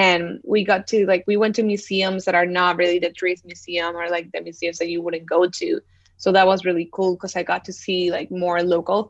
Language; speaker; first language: English; non-native, fluent; Spanish